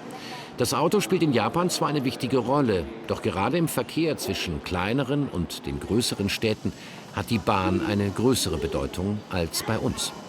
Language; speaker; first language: German; native; German